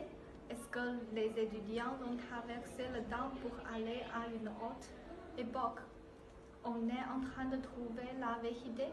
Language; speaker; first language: French; non-native, learner; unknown